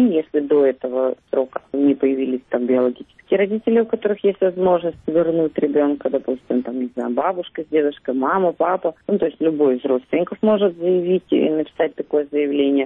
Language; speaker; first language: Russian; native; Russian